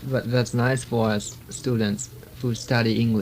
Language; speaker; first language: English; non-native, learner; Japanese